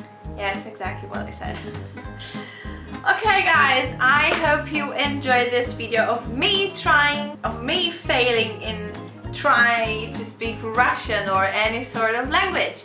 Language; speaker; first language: English; non-native, fluent; Italian